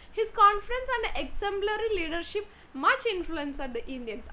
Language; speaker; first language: English; non-native, local second language; Malayalam